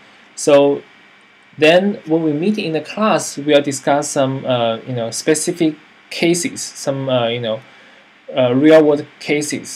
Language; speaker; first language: English; non-native, fluent; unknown